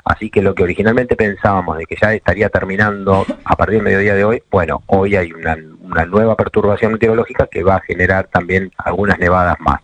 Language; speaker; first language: Spanish; native; Spanish